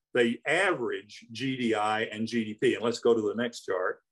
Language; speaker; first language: English; native; English